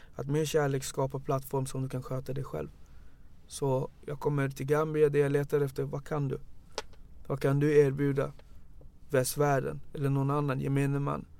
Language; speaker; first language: Swedish; early bilingual, other home language; Wolof